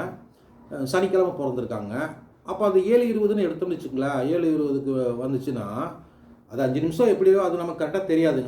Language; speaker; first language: Tamil; native; Tamil